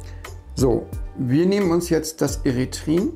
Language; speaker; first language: German; native; German